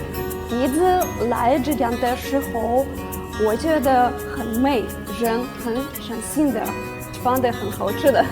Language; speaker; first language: Chinese; non-native, fluent; Russian